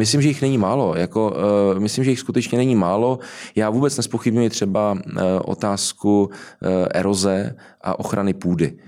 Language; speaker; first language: Czech; native; Czech